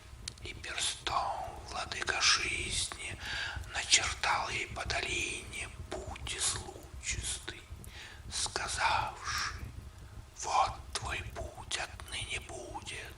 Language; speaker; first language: Russian; native; Russian